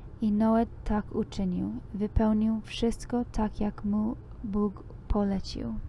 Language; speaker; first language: Polish; non-native, learner; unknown